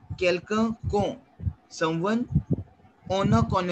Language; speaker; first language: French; non-native, fluent; Hindi